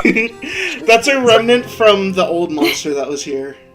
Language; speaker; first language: English; native; English